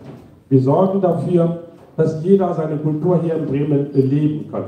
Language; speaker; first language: German; non-native, fluent; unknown